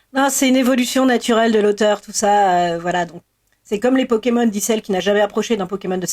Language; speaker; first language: French; native; French